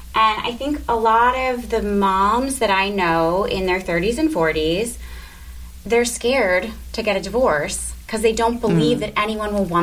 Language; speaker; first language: English; native; English